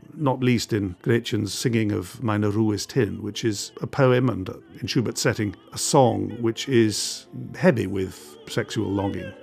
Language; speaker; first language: English; native; English